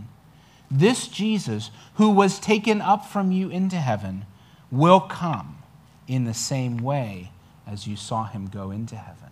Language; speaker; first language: English; native; English